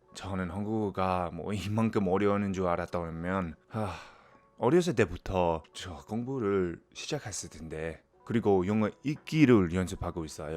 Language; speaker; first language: Korean; non-native, fluent; English